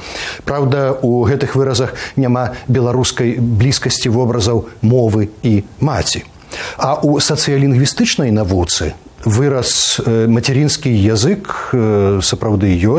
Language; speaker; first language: Belarusian; native; Belarusian